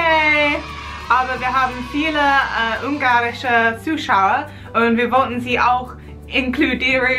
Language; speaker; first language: German; non-native, learner; English